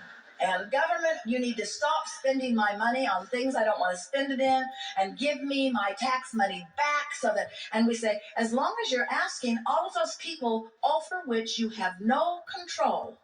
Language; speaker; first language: English; native; English